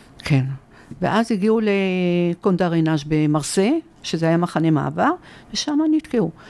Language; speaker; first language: Hebrew; early bilingual, other home language; Arabic